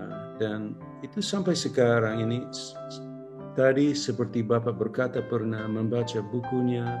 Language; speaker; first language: Indonesian; non-native, local second language; English